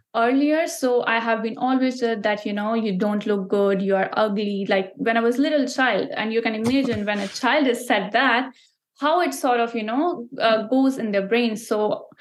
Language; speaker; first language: English; non-native, local second language; Punjabi